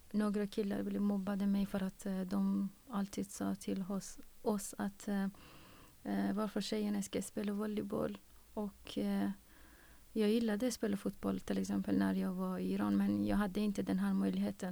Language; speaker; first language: Swedish; non-native, fluent; Persian